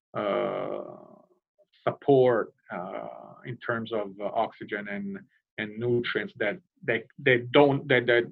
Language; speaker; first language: English; non-native, fluent; Italian